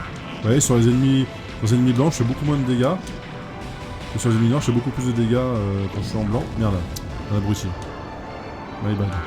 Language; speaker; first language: French; native; French